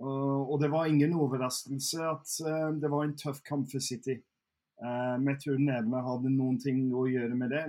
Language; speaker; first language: Norwegian; non-native, fluent; English